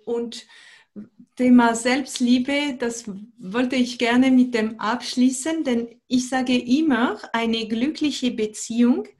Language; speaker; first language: German; non-native, fluent; French